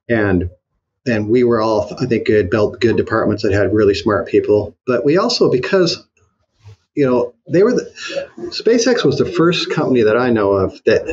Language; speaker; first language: English; native; English